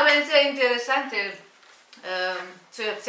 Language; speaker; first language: German; non-native, fluent; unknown